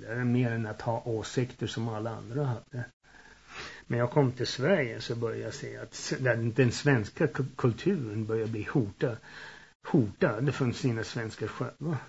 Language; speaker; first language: Swedish; early bilingual, heritage; Swedish